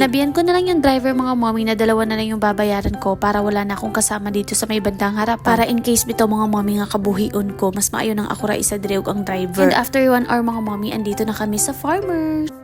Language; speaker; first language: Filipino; non-native, local second language; Cebuano